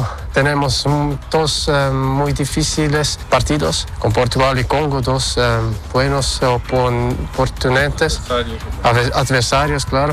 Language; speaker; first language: Spanish; early bilingual, heritage; Spanish